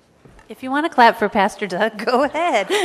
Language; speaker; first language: English; native; English